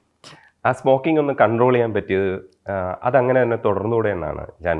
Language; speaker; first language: Malayalam; native; Malayalam